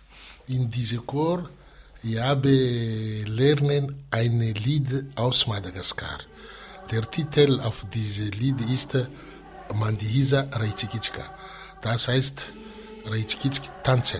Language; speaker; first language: German; non-native, learner; Malagasy